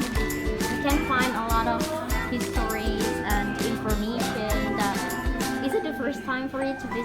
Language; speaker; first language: English; non-native, fluent; Indonesian